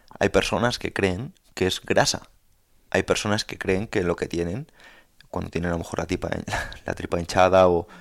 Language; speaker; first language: Spanish; native; Spanish